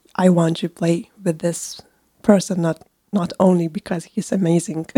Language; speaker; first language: English; non-native, fluent; Lithuanian